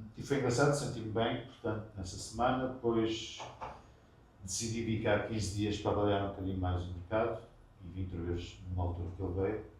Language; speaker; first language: Portuguese; native; Portuguese